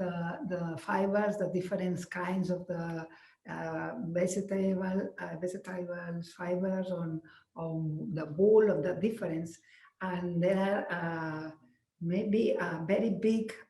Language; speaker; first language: English; non-native, learner; Spanish